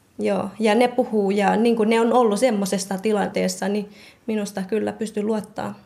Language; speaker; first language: Finnish; early bilingual, other home language; Karen languages